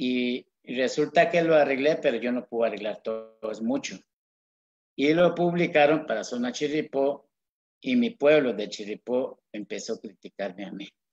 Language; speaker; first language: Spanish; non-native, local second language; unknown